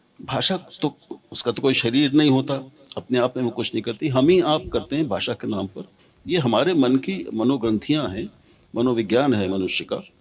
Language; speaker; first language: Hindi; native; Hindi